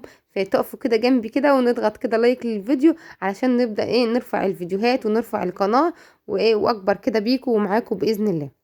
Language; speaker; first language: Arabic; native; Arabic